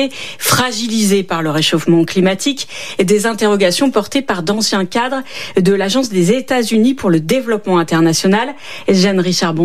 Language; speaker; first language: French; native; French